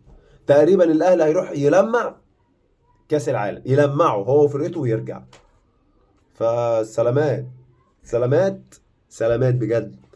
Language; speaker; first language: Arabic; native; Arabic